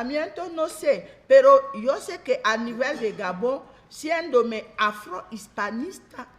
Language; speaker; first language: Spanish; non-native, fluent; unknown